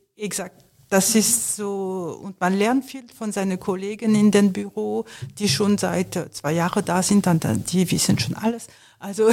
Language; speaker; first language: German; non-native, fluent; French